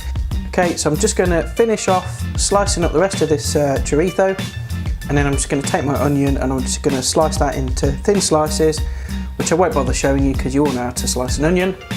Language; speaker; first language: English; native; English